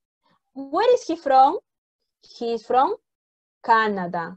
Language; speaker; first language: English; non-native, fluent; Spanish